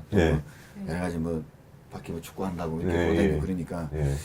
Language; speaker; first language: Korean; native; Korean